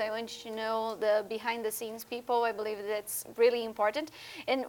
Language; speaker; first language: English; non-native, fluent; Portuguese